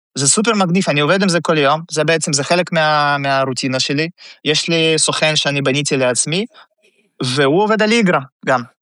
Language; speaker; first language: Hebrew; early bilingual, other home language; Russian